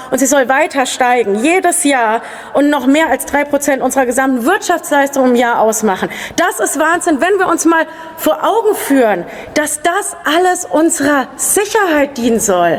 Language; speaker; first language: German; native; German